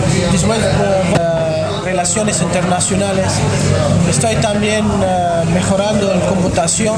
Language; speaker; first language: Spanish; non-native, learner; Arabic